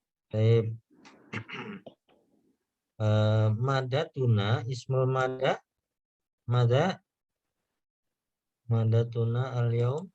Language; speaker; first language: Arabic; non-native, fluent; Indonesian